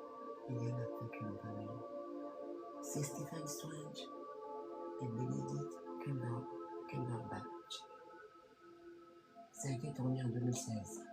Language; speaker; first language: French; native; French